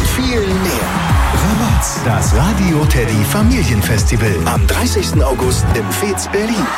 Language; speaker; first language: German; native; German